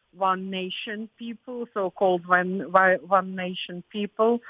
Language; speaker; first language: English; non-native, fluent; Ukrainian